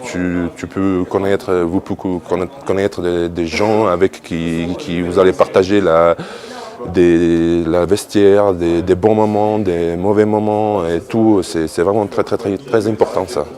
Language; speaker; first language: French; non-native, fluent; Bosnian